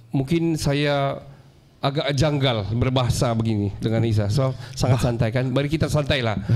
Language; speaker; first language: Malay; native; Malay